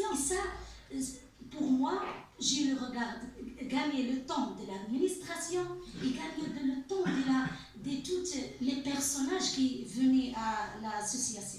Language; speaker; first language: French; non-native, learner; Arabic